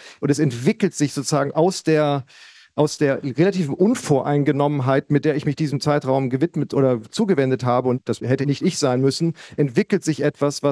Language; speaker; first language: German; native; German